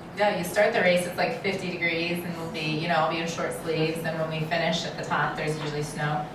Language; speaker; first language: English; native; English